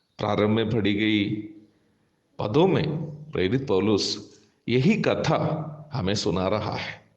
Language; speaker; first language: Hindi; non-native, local second language; Malayalam